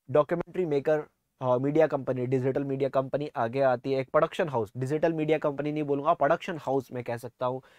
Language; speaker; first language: Hindi; non-native, local second language; Punjabi